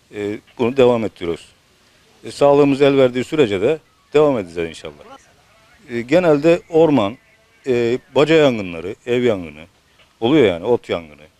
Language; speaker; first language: Turkish; native; Turkish